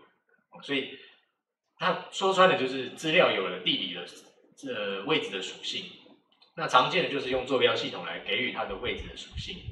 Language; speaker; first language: Chinese; native; Chinese